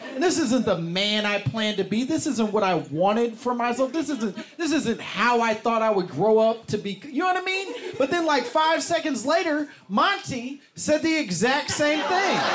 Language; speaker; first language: English; native; English